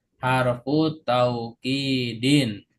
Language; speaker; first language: Arabic; non-native, fluent; Indonesian